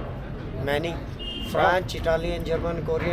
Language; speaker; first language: English; non-native, learner; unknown